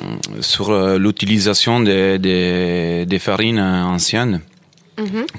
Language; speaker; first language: French; non-native, fluent; Italian